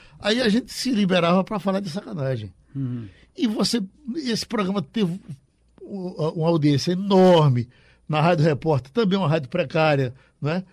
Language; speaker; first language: Portuguese; native; Portuguese